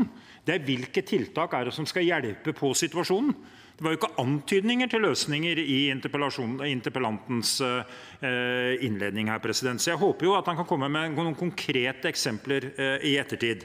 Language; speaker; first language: Norwegian; native; Norwegian